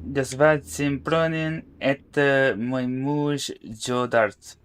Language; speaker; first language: Russian; non-native, learner; English